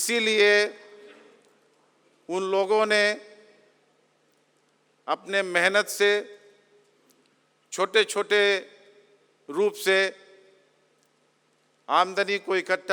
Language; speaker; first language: Hindi; native; Hindi